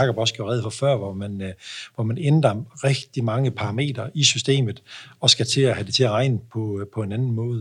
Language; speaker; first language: Danish; native; Danish